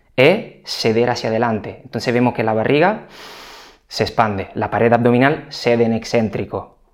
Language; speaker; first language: Spanish; non-native, fluent; Italian